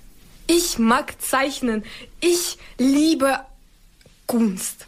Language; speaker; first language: German; non-native, learner; Ukrainian